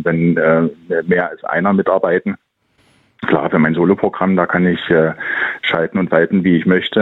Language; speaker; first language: German; native; German